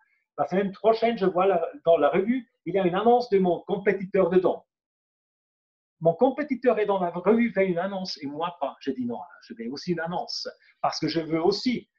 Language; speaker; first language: French; non-native, local second language; German